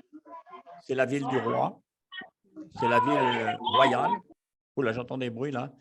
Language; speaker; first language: French; native; French